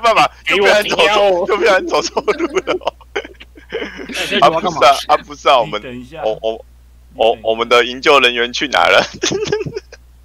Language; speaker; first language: Chinese; native; Chinese